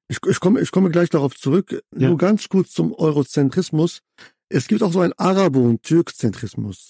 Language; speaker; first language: German; non-native, fluent; Arabic